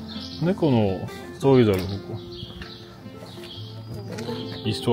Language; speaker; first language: Japanese; non-native, learner; French